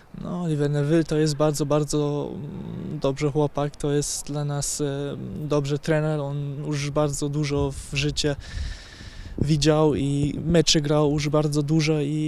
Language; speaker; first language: Polish; early bilingual, heritage; German